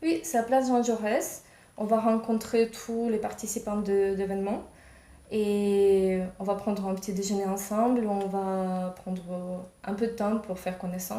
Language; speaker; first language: French; non-native, fluent; Ukrainian